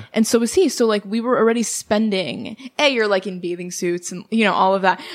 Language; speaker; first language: English; early bilingual, other home language; Serbian